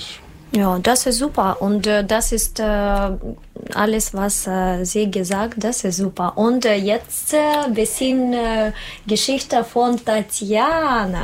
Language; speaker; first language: German; non-native, learner; Russian